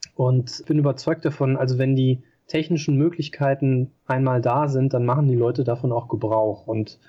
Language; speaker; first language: German; native; German